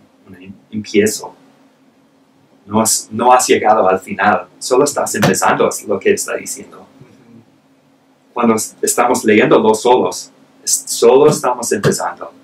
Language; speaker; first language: Spanish; non-native, fluent; English